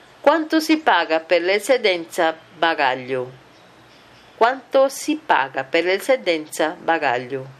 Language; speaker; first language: Italian; non-native, fluent; Portuguese